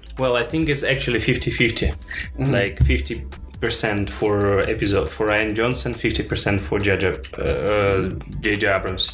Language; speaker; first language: English; non-native, fluent; Russian